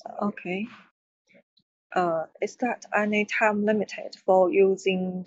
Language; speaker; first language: English; non-native, learner; Chinese